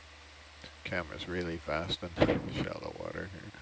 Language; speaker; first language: English; native; English